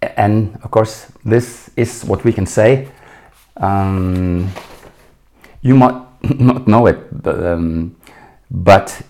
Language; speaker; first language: English; non-native, fluent; Norwegian